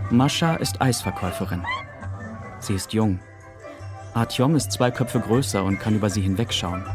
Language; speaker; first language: German; native; German